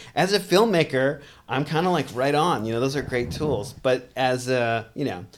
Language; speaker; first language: English; native; English